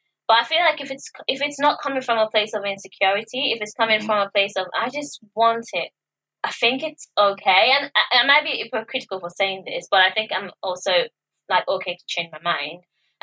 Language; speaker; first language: English; non-native, local second language; Yoruba